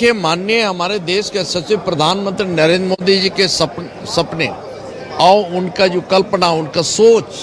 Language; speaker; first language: Hindi; native; Hindi